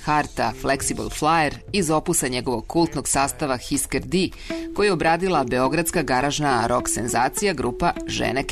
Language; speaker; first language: Serbian; native; Serbian